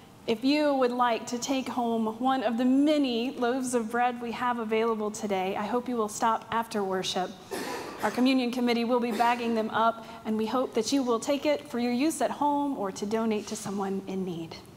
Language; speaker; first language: English; native; English